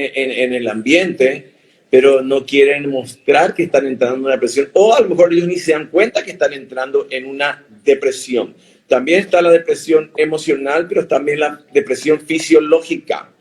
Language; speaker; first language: Spanish; native; Spanish